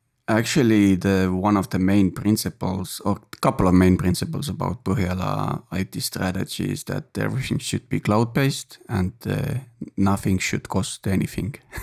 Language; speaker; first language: English; non-native, fluent; Estonian